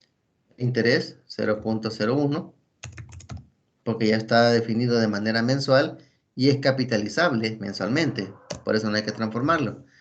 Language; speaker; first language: Spanish; native; Spanish